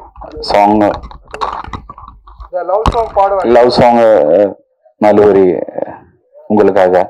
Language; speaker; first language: Tamil; non-native, learner; Malayalam